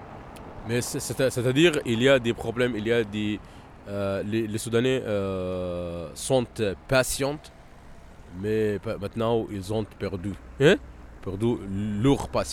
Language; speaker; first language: French; non-native, fluent; Arabic